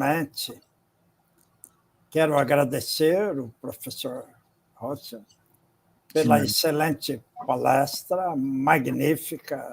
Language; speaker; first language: Portuguese; non-native, fluent; English